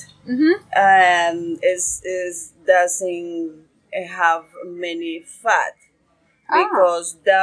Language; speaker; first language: English; non-native, learner; Spanish